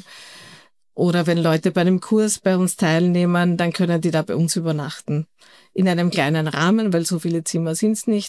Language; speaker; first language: German; native; German